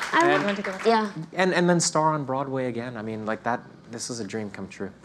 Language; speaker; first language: English; native; English